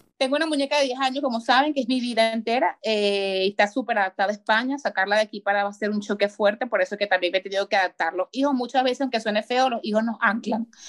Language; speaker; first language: Spanish; native; Spanish